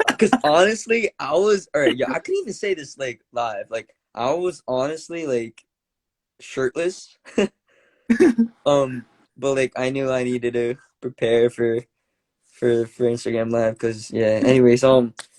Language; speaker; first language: English; early bilingual, other home language; Korean